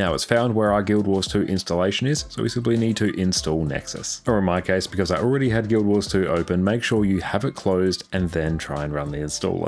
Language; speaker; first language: English; native; English